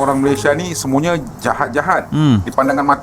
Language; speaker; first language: Malay; native; Malay